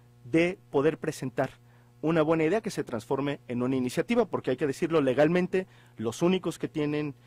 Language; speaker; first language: Spanish; native; Spanish